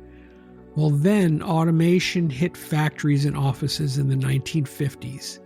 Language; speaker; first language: English; native; English